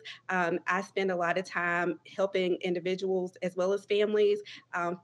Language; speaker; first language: English; native; English